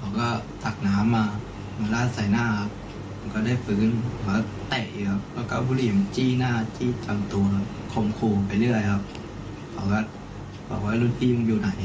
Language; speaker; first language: Thai; native; Thai